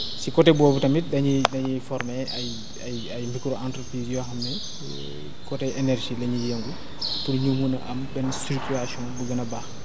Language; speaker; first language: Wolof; non-native, local second language; Fula